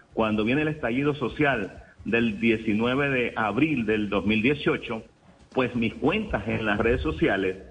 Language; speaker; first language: Spanish; native; Spanish